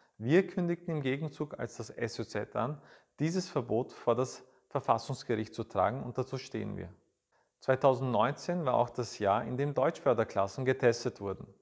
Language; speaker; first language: German; early bilingual, other home language; Turkish